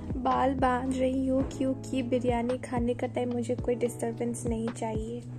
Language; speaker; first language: Hindi; non-native, local second language; Assamese